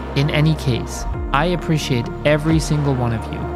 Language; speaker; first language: English; non-native, fluent; German